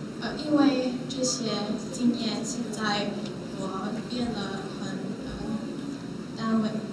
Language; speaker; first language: Chinese; non-native, learner; Korean